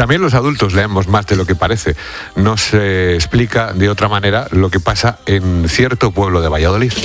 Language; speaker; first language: Spanish; native; Spanish